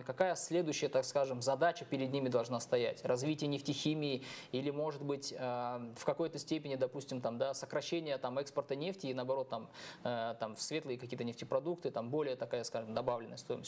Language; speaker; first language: Russian; native; Russian